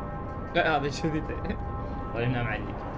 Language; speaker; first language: Arabic; native; Arabic